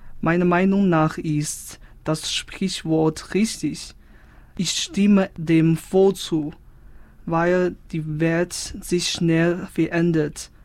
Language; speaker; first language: German; non-native, fluent; Chinese